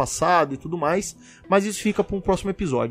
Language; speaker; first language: Portuguese; native; Portuguese